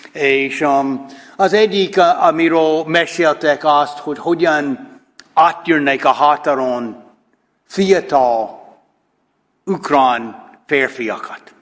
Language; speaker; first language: Hungarian; non-native, fluent; English